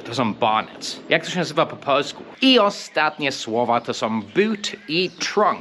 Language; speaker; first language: Polish; non-native, fluent; English